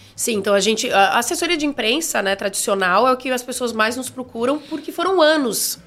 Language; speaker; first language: Portuguese; native; Portuguese